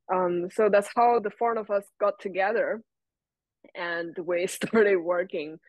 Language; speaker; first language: English; non-native, fluent; Chinese